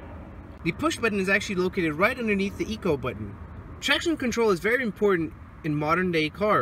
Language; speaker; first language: English; native; English